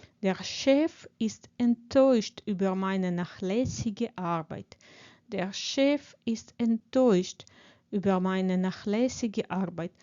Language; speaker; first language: German; non-native, fluent; Ukrainian